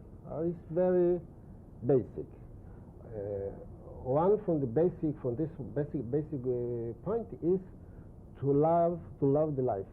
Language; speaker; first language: English; non-native, learner; Spanish